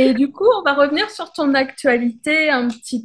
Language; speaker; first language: French; native; French